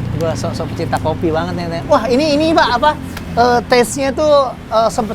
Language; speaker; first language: Indonesian; native; Indonesian